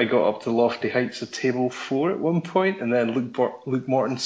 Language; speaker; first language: English; native; English